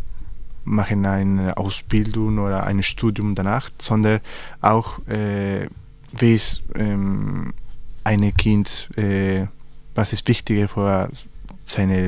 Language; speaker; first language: German; non-native, learner; Spanish